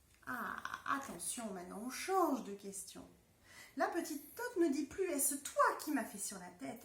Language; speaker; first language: French; native; French